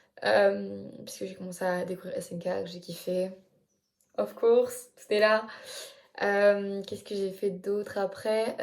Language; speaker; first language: French; native; French